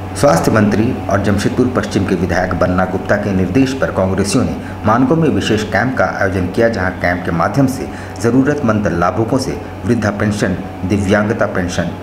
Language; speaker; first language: Hindi; native; Hindi